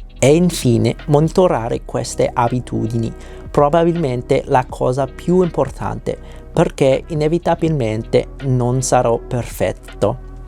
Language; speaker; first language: Italian; non-native, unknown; English